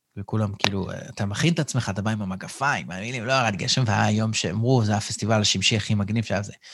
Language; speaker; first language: Hebrew; native; Hebrew